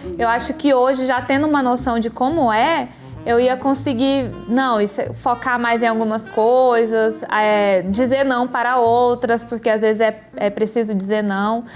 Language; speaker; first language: Portuguese; native; Portuguese